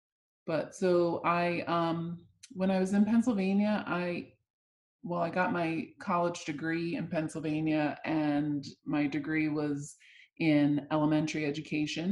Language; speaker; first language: English; native; English